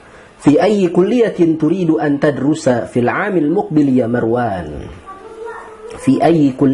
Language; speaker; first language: Arabic; non-native, fluent; Indonesian